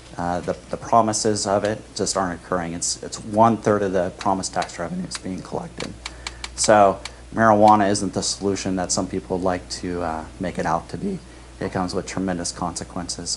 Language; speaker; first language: English; native; English